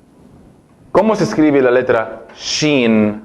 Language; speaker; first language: Spanish; non-native, fluent; Arabic